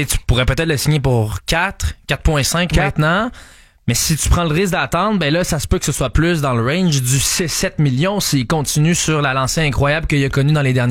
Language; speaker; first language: French; native; French